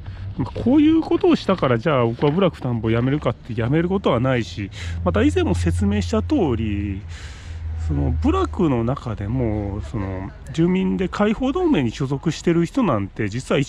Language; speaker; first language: Japanese; native; Japanese